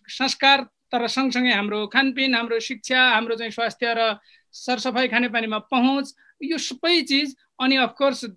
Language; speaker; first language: Nepali; non-native, local second language; Eastern Tamang